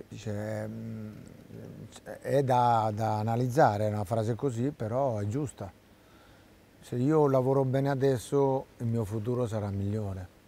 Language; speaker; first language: Italian; native; Italian